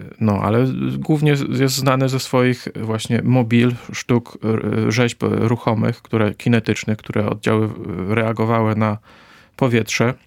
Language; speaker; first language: Polish; native; Polish